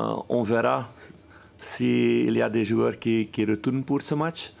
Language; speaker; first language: French; non-native, fluent; Dutch